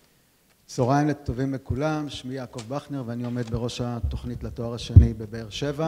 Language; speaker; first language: Hebrew; native; Hebrew